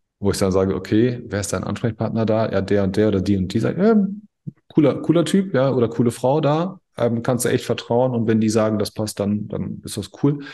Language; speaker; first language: German; native; German